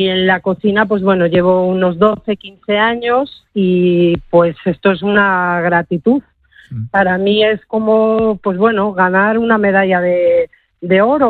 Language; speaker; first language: Spanish; native; Spanish